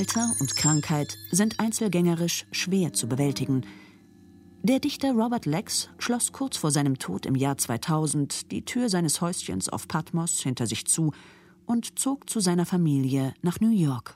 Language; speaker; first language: German; native; German